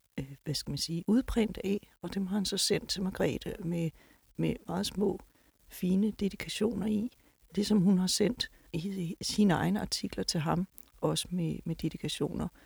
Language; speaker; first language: Danish; native; Danish